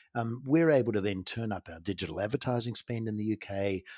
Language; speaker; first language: English; native; English